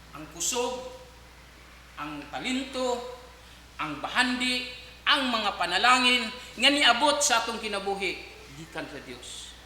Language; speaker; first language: Cebuano; native; Cebuano